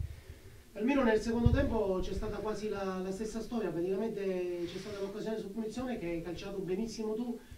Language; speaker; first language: Italian; native; Italian